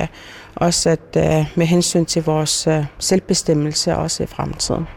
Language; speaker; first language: Danish; non-native, local second language; Kalaallisut